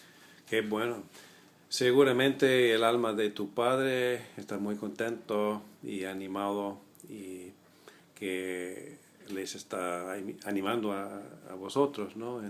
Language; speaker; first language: Spanish; non-native, fluent; English